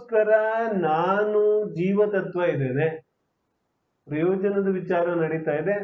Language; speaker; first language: Kannada; non-native, local second language; Hindi